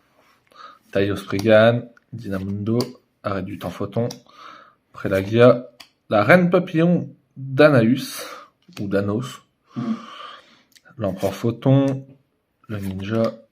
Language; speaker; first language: French; native; French